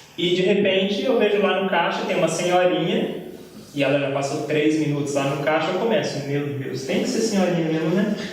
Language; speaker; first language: Portuguese; native; Portuguese